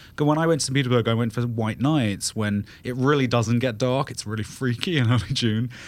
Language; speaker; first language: English; native; English